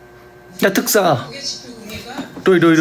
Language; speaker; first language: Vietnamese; non-native, learner; Korean